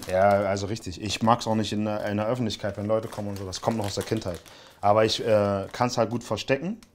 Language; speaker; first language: German; early bilingual, other home language; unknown